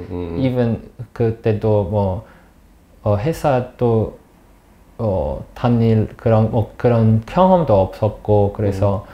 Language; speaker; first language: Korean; non-native, fluent; English